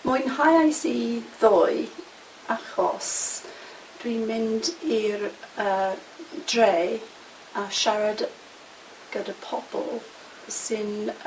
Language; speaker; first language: Welsh; non-native, learner; English